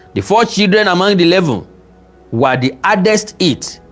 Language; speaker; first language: English; non-native, local second language; Yoruba